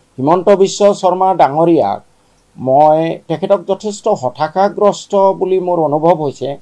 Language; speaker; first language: Assamese; non-native, local second language; Bangla